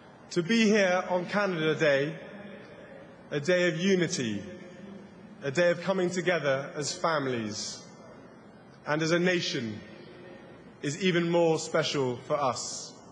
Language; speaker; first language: English; native; English